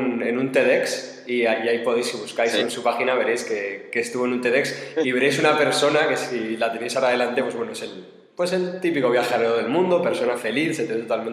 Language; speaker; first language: Spanish; native; Spanish